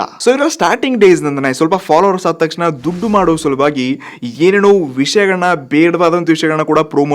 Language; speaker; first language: Kannada; native; Kannada